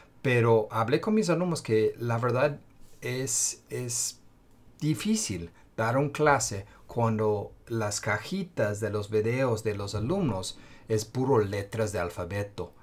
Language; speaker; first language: Spanish; non-native, fluent; English